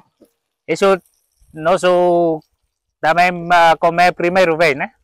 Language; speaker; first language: Portuguese; non-native, learner; Vietnamese